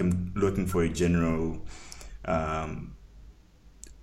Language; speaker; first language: English; non-native, local second language; Nyanja